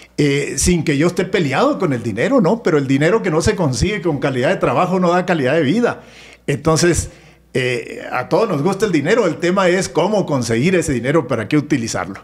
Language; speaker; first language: Spanish; native; Spanish